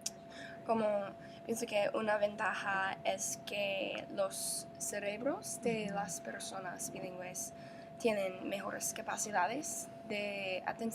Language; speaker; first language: Spanish; non-native, learner; English